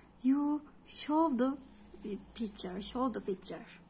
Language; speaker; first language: English; non-native, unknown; Turkish